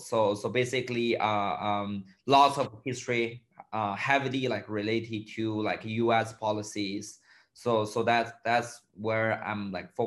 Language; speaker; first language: English; non-native, fluent; Chinese